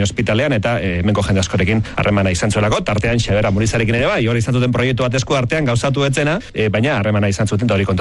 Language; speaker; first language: Basque; native; Basque